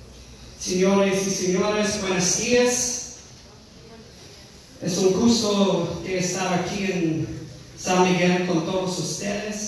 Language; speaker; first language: Spanish; non-native, fluent; English